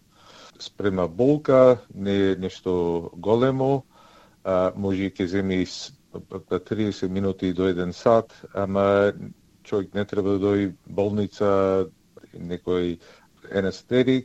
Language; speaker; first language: Macedonian; early bilingual, heritage; Macedonian